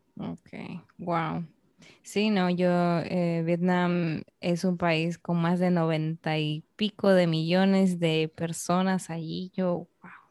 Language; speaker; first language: Spanish; native; Spanish